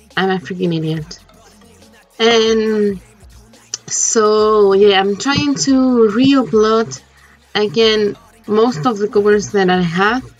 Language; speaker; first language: English; non-native, fluent; Spanish